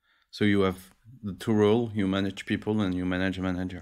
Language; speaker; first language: English; non-native, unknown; French